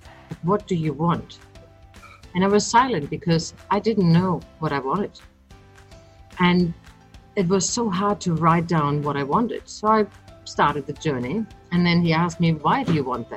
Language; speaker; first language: English; non-native, fluent; German